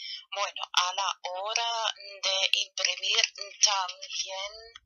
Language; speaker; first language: Spanish; non-native, fluent; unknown